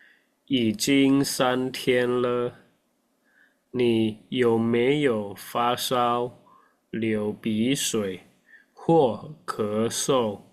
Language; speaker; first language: Chinese; non-native, fluent; Indonesian